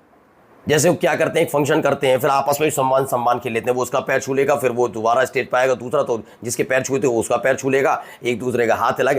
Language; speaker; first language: Hindi; native; Hindi